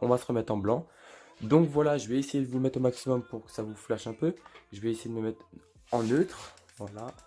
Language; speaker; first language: French; native; French